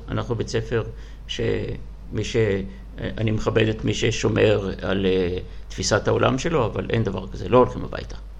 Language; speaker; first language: Hebrew; non-native, fluent; Russian